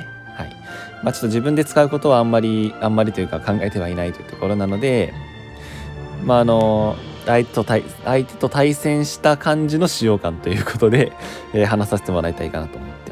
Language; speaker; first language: Japanese; native; Japanese